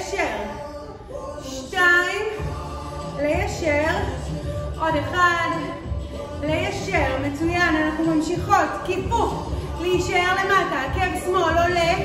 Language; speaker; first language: Hebrew; native; Hebrew